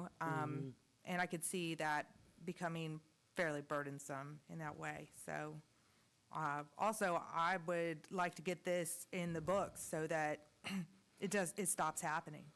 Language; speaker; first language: English; native; English